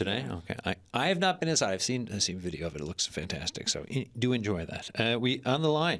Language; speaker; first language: English; native; English